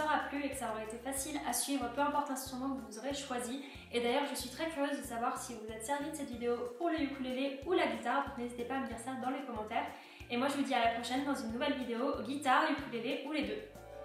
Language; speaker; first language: French; native; French